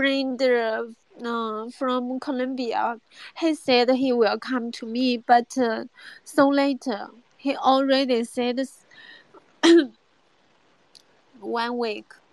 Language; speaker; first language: English; non-native, learner; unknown